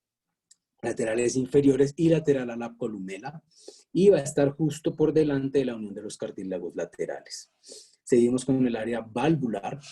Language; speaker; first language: Spanish; native; Spanish